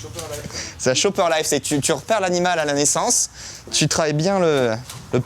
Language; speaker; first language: French; native; French